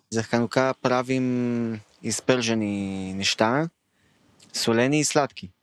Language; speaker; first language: Bulgarian; non-native, learner; Hebrew